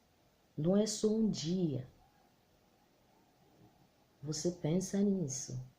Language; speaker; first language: Portuguese; non-native, learner; Haitian Creole